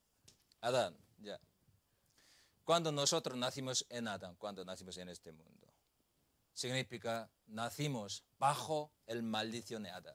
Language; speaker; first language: Spanish; non-native, learner; Korean